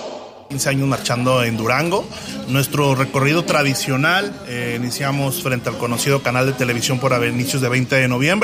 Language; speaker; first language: Spanish; native; Spanish